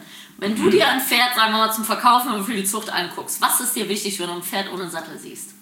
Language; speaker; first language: German; native; German